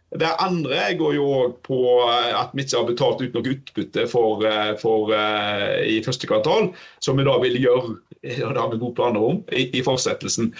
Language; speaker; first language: Norwegian; native; Norwegian